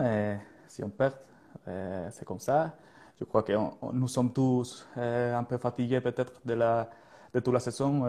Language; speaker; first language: French; non-native, learner; Spanish